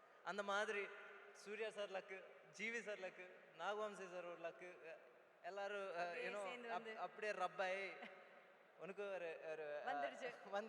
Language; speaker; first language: Tamil; non-native, learner; Telugu